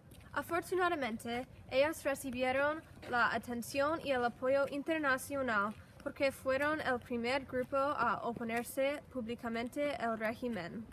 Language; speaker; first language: Spanish; non-native, learner; English